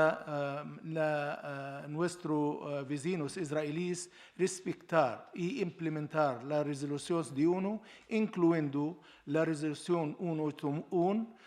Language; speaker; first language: Spanish; non-native, learner; Arabic